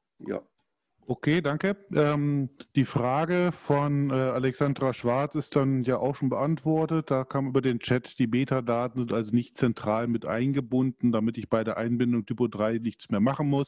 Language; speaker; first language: German; native; German